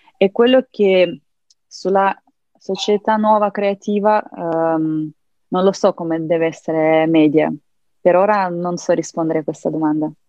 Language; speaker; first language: Italian; non-native, fluent; Ukrainian